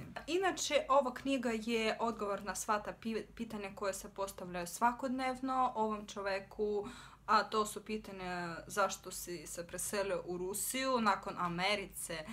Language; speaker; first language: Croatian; non-native, fluent; Russian